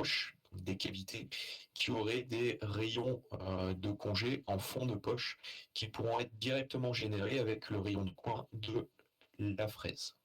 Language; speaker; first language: French; native; French